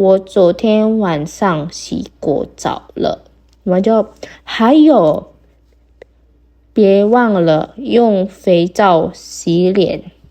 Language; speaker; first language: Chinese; non-native, fluent; Indonesian